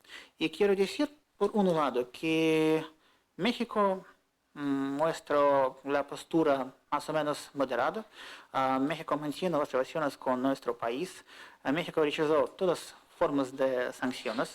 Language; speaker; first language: Spanish; non-native, fluent; Russian